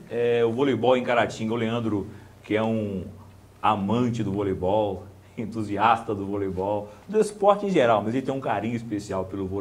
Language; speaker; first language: Portuguese; native; Portuguese